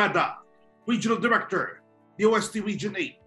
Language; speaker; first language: English; non-native, local second language; Filipino